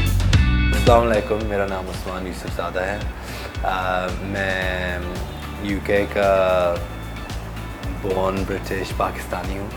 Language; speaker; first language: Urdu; early bilingual, heritage; Urdu